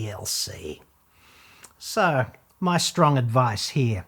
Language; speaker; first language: English; native; English